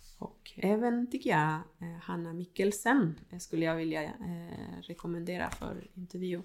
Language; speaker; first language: Swedish; non-native, fluent; Spanish